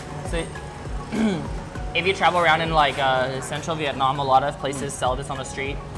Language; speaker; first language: English; early bilingual, other home language; Vietnamese